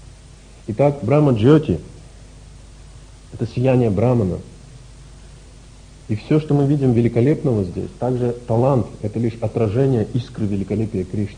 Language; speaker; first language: Russian; native; Russian